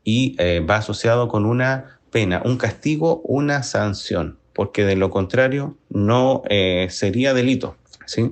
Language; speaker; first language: Spanish; native; Spanish